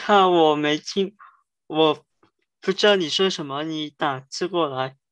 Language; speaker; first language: Chinese; early bilingual, heritage; Cantonese